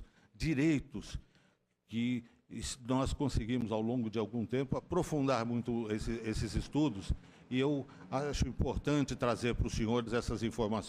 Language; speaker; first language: Portuguese; native; Portuguese